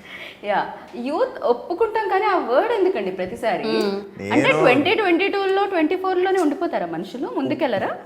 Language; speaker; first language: Telugu; native; Telugu